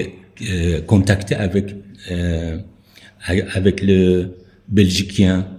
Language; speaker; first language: French; non-native, learner; Persian